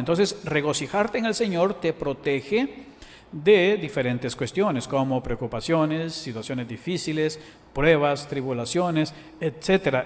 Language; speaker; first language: Spanish; native; Spanish